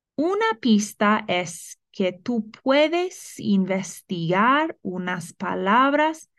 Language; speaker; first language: Spanish; non-native, fluent; English